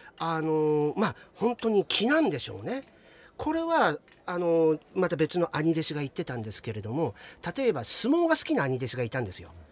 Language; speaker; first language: Japanese; native; Japanese